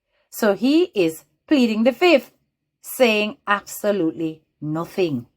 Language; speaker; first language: English; native; English